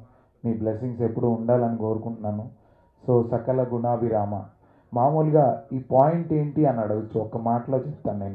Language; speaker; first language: Telugu; native; Telugu